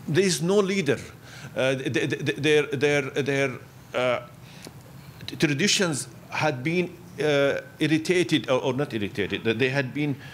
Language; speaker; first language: English; non-native, fluent; Arabic